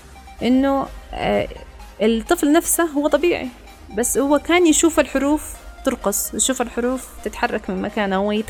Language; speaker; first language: Arabic; native; Arabic